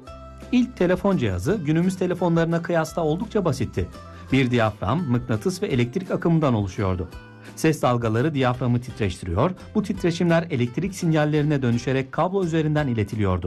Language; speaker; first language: Turkish; native; Turkish